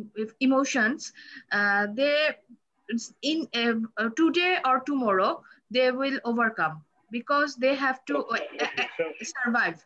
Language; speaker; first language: English; non-native, learner; Bangla